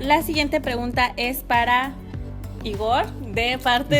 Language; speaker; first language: Spanish; native; Spanish